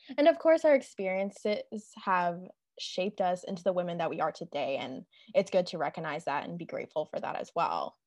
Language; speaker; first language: English; native; English